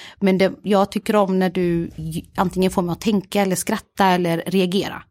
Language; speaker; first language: Swedish; native; Swedish